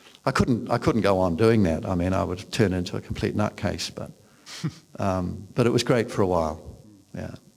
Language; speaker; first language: English; native; English